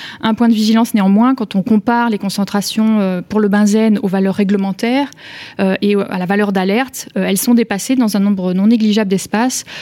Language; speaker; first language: French; native; French